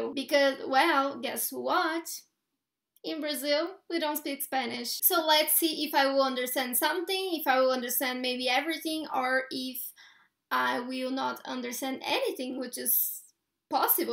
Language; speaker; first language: English; non-native, fluent; Portuguese